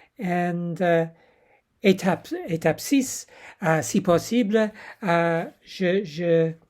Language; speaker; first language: French; non-native, learner; English